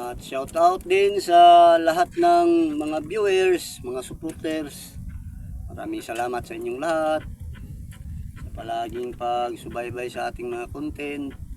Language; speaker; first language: Filipino; non-native, local second language; Cebuano